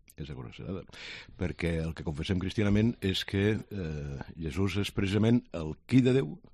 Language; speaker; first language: Catalan; native; Catalan